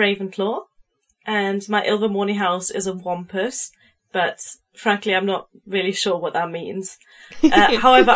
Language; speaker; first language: English; non-native, fluent; German